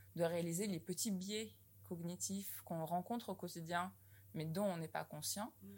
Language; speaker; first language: French; non-native, fluent; Russian